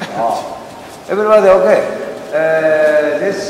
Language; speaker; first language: English; non-native, learner; Japanese